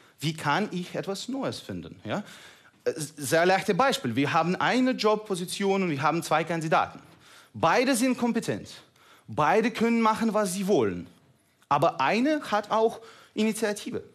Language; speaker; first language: German; non-native, fluent; Russian